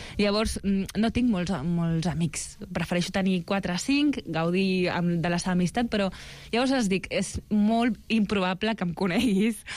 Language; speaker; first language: Catalan; early bilingual, other home language; Arabic